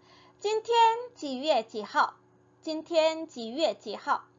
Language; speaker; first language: Chinese; non-native, fluent; Korean